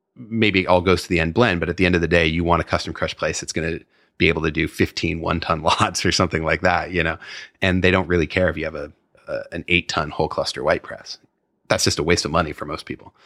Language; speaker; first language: English; native; English